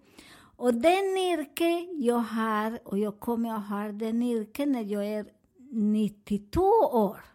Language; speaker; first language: Swedish; non-native, learner; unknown